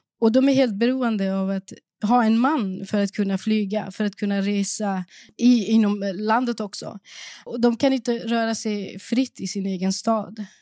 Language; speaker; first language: Swedish; early bilingual, other home language; Persian